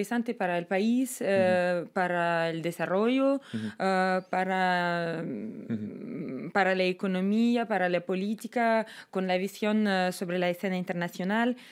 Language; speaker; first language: Spanish; non-native, fluent; Russian